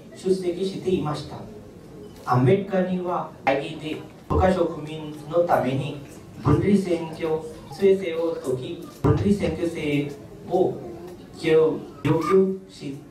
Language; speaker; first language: Japanese; non-native, fluent; Marathi